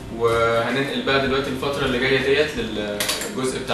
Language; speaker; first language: Arabic; native; Arabic